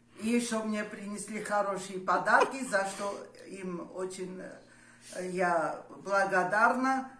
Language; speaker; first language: Russian; non-native, fluent; Armenian